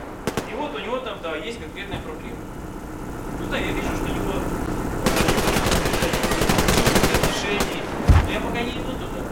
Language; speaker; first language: Russian; native; Russian